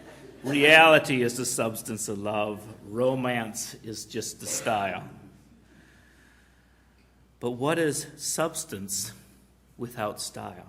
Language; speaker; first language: English; native; English